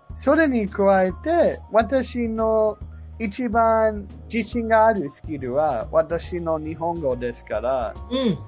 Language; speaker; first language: Japanese; non-native, fluent; English